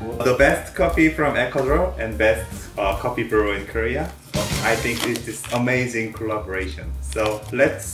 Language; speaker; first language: English; non-native, learner; Korean